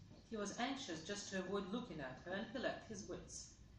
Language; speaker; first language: English; non-native, fluent; Ukrainian